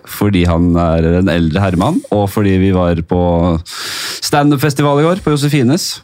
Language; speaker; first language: Norwegian; native; Norwegian